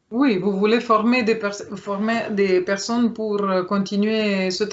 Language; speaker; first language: French; non-native, fluent; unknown